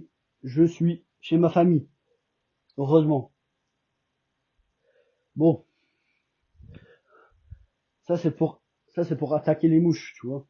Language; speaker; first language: French; non-native, fluent; Albanian